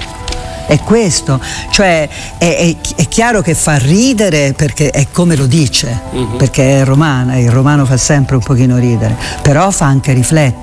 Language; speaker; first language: Italian; native; Italian